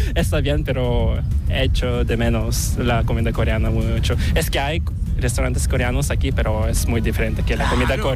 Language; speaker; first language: Spanish; non-native, learner; Korean